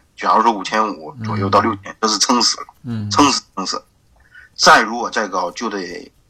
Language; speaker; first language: Chinese; native; Chinese